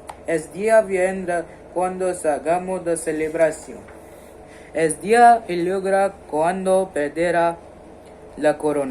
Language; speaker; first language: Spanish; non-native, learner; Hindi